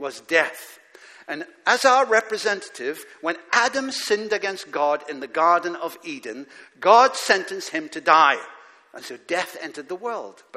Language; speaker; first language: English; native; English